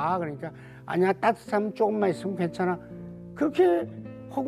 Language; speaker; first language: Korean; native; Korean